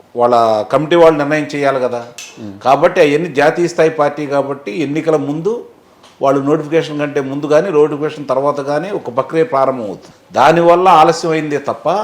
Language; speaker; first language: Telugu; native; Telugu